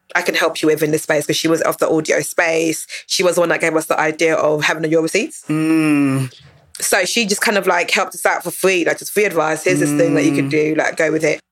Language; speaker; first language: English; native; English